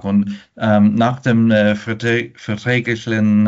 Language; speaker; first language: German; non-native, fluent; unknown